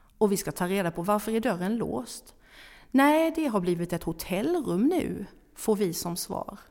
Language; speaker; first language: Swedish; native; Swedish